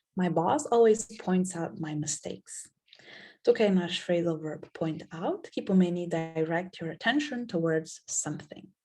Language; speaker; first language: English; non-native, fluent; Slovenian